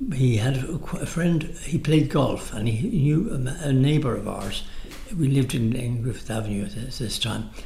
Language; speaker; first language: English; native; English